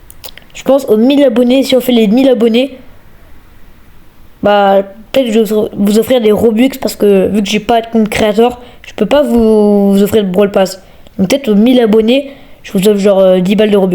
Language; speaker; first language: French; native; French